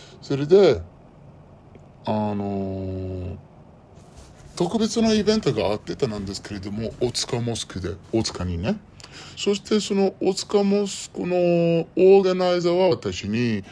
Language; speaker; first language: Japanese; non-native, learner; Arabic